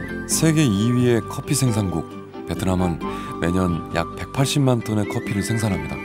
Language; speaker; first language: Korean; native; Korean